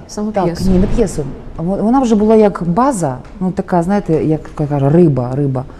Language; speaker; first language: Ukrainian; native; Ukrainian